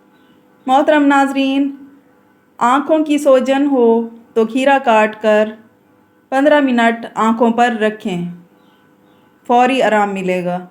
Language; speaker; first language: Urdu; native; Urdu